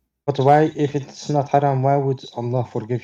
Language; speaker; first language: English; non-native, fluent; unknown